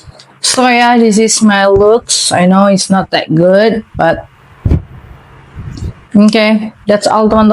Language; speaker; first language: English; non-native, learner; Indonesian